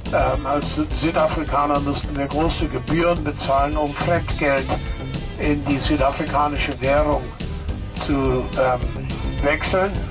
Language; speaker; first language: German; non-native, fluent; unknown